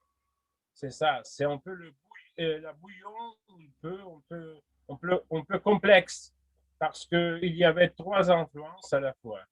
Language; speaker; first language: French; non-native, fluent; Russian